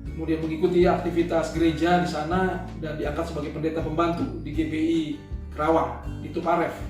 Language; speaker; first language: Indonesian; native; Indonesian